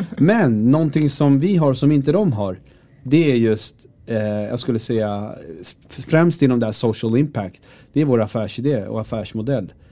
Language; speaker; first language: Swedish; early bilingual, other home language; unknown